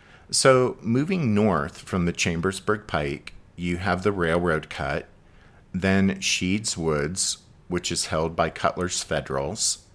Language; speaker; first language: English; native; English